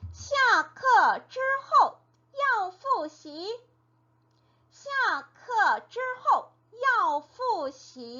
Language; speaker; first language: Chinese; non-native, fluent; Korean